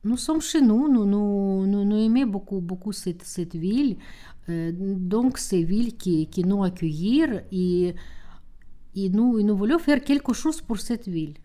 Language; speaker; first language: French; non-native, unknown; Russian